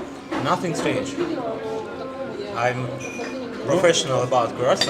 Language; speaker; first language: English; non-native, learner; Russian